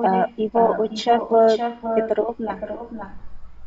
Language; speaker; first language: Russian; non-native, learner; Vietnamese